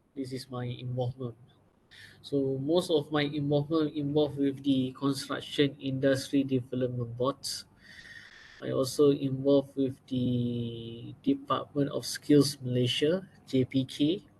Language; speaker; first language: English; non-native, local second language; Malay